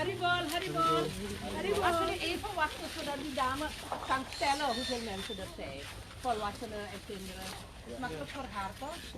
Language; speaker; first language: Dutch; non-native, local second language; Caribbean Hindustani